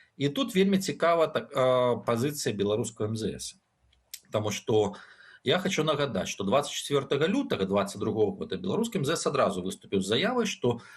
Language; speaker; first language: Belarusian; non-native, local second language; Russian